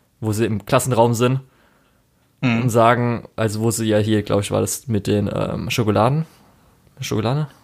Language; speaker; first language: German; native; German